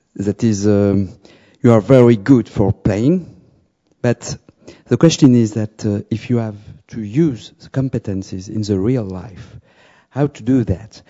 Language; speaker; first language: English; non-native, fluent; French